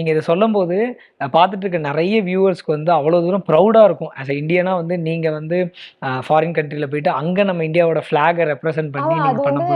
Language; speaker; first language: Tamil; native; Tamil